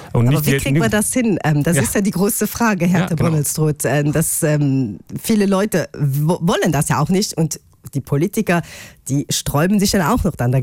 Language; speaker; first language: German; non-native, local second language; Luxembourgish